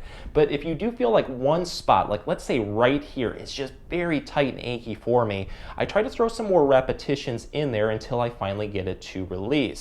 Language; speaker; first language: English; native; English